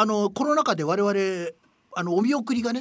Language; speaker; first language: Japanese; native; Japanese